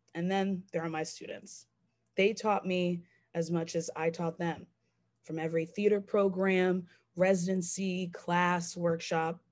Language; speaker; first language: English; native; English